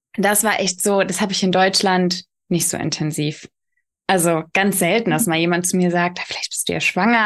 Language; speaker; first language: German; early bilingual, other home language; Polish